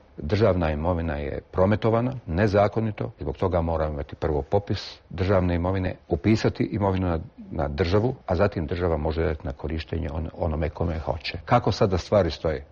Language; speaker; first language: Bosnian; native; Bosnian